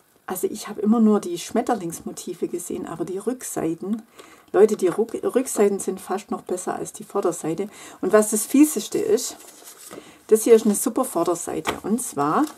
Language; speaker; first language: German; native; German